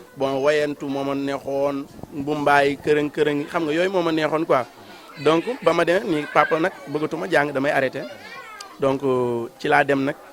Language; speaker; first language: Wolof; native; Wolof